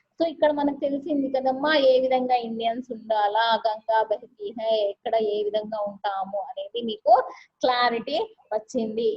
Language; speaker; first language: Telugu; non-native, local second language; Urdu